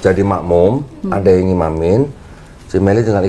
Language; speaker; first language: Indonesian; native; Indonesian